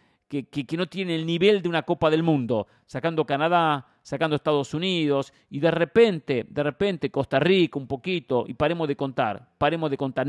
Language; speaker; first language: Spanish; native; Spanish